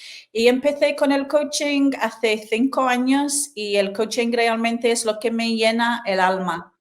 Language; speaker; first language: Spanish; non-native, fluent; English